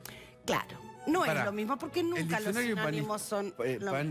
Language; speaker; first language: Spanish; native; Spanish